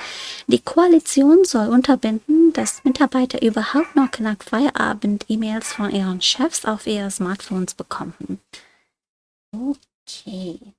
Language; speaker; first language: German; non-native, fluent; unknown